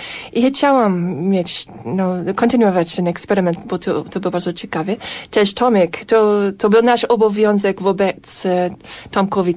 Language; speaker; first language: Polish; non-native, fluent; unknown